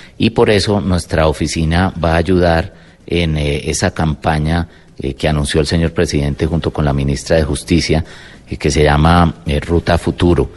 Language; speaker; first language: Spanish; native; Spanish